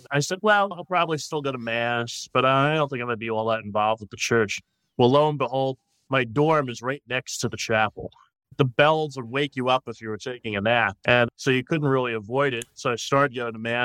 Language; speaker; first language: English; native; English